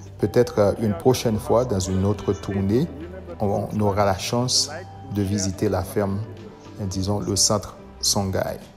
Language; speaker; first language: French; non-native, local second language; Haitian Creole